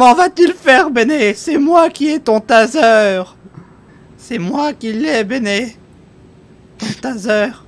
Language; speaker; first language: French; native; French